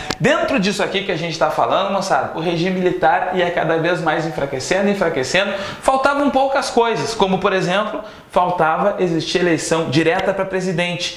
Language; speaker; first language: Portuguese; native; Portuguese